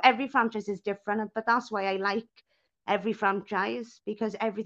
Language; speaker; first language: English; native; English